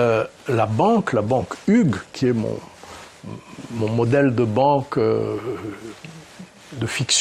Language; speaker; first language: French; early bilingual, other home language; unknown